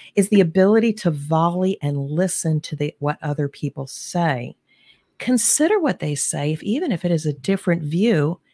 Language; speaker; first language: English; native; English